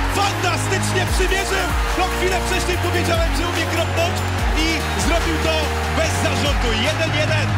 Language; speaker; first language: Polish; native; Polish